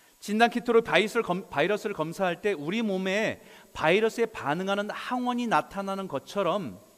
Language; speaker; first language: Korean; native; Korean